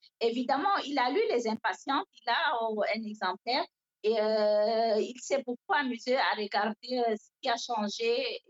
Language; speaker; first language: French; non-native, local second language; Fula